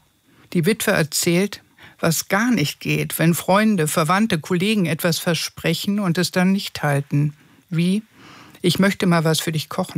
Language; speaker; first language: German; native; German